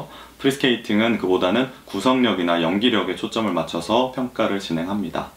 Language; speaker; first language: Korean; native; Korean